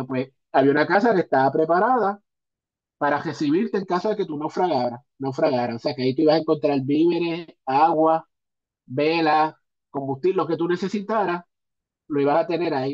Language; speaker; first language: Spanish; native; Spanish